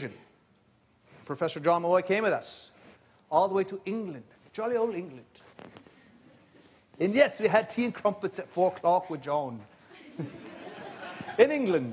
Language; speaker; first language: English; native; English